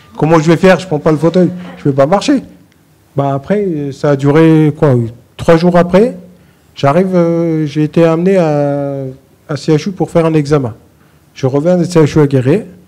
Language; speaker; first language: French; non-native, fluent; Armenian